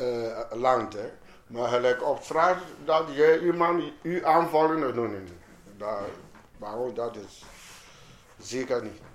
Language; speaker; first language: Dutch; non-native, learner; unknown